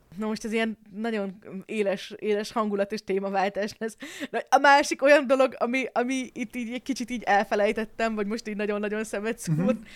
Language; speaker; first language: Hungarian; native; Hungarian